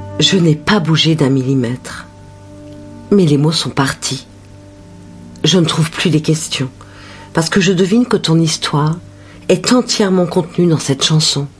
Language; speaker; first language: French; native; French